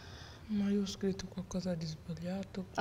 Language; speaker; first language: Italian; non-native, learner; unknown